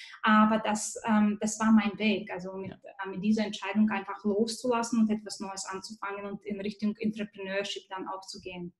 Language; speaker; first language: German; non-native, fluent; Bulgarian